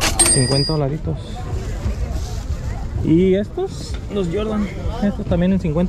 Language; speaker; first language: Spanish; native; Spanish